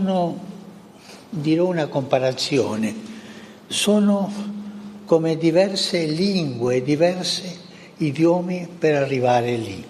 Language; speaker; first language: Italian; non-native, fluent; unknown